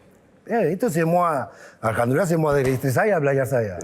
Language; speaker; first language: Indonesian; non-native, fluent; Spanish